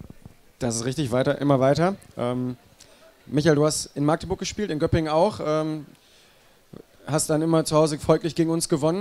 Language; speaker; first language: German; native; German